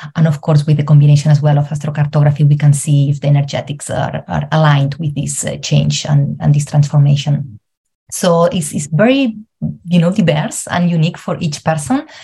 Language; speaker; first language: English; non-native, fluent; Spanish